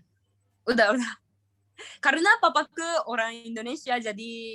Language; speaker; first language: Indonesian; non-native, learner; Japanese